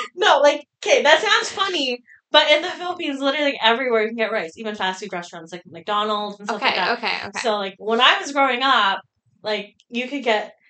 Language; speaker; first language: English; early bilingual, other home language; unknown